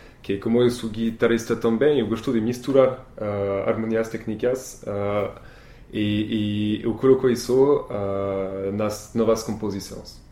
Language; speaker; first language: Portuguese; non-native, learner; French